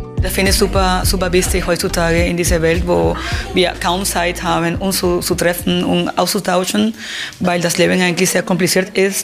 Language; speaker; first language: German; non-native, fluent; Spanish